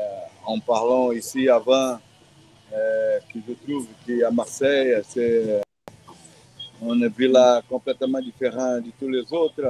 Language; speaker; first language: French; non-native, fluent; Portuguese